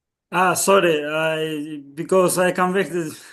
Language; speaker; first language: English; non-native, learner; Azerbaijani